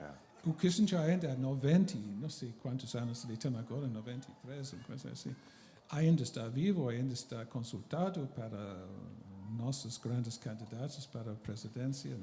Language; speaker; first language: Portuguese; non-native, fluent; English